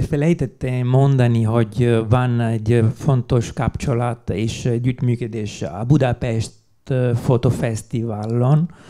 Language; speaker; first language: Hungarian; non-native, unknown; Italian